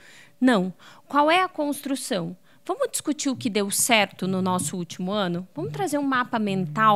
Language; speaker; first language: Portuguese; native; Portuguese